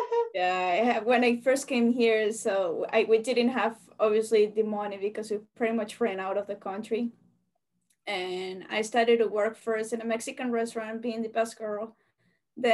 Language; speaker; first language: English; non-native, fluent; Spanish